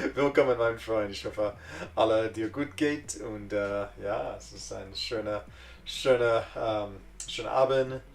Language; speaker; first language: German; non-native, learner; English